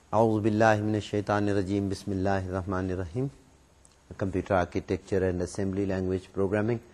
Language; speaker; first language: Urdu; native; Urdu